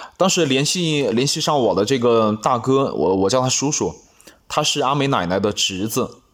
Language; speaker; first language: Chinese; non-native, local second language; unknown